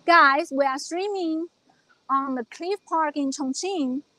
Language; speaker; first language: English; non-native, fluent; Chinese